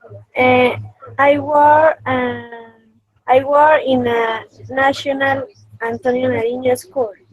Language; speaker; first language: English; non-native, learner; Spanish